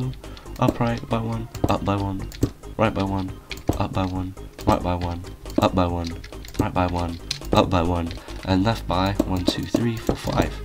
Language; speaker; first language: English; native; English